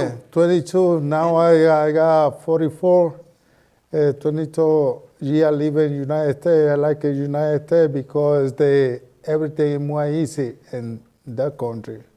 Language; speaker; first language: English; non-native, learner; Spanish